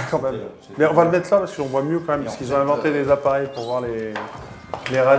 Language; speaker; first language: French; native; French